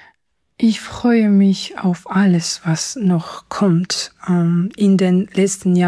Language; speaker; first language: German; non-native, fluent; Georgian